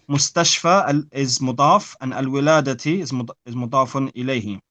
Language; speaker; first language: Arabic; non-native, fluent; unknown